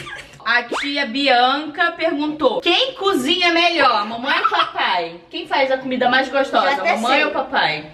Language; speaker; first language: Portuguese; native; Portuguese